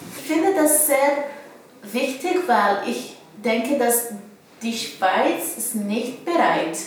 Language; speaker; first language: German; non-native, learner; Arabic